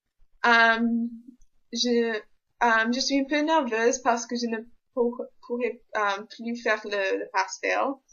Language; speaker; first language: French; non-native, local second language; English